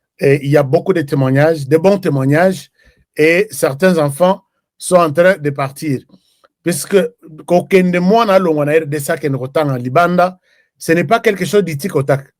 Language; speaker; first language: French; non-native, local second language; Lingala